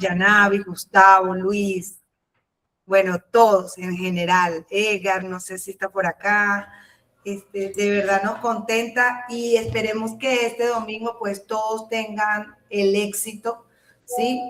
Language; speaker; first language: Spanish; native; Spanish